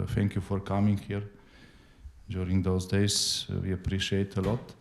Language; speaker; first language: English; non-native, fluent; Slovenian